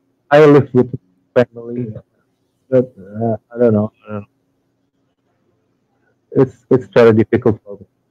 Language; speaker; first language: English; non-native, learner; Indonesian